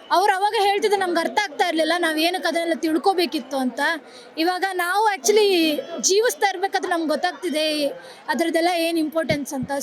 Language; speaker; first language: Kannada; native; Kannada